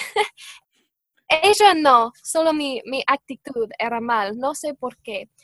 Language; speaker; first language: Spanish; non-native, fluent; English